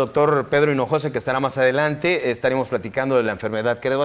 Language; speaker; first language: Spanish; native; Spanish